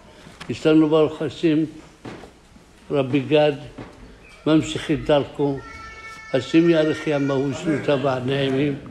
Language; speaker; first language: Hebrew; non-native, fluent; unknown